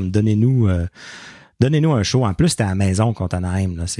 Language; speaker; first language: French; native; French